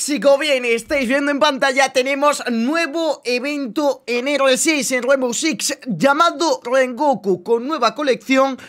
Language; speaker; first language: Spanish; native; Spanish